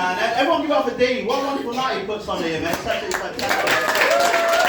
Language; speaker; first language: English; native; English